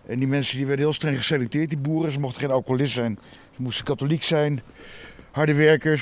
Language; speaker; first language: Dutch; native; Dutch